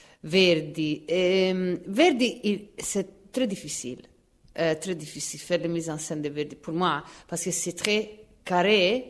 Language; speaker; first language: French; non-native, fluent; Italian